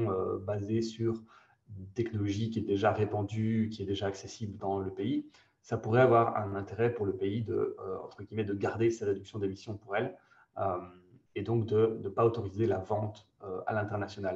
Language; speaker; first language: French; native; French